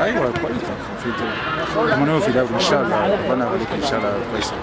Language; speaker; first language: Arabic; non-native, learner; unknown